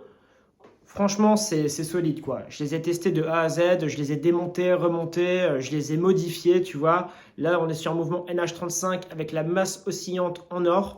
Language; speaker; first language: French; native; French